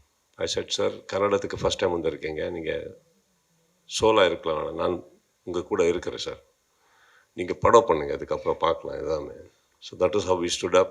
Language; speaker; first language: Tamil; non-native, learner; Kannada